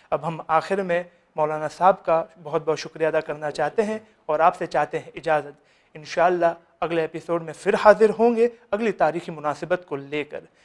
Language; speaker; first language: Urdu; native; Urdu